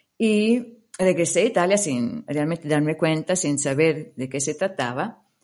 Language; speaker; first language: Spanish; non-native, fluent; Italian